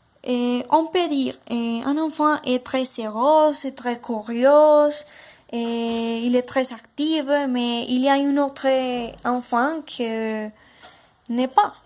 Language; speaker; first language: French; non-native, learner; Spanish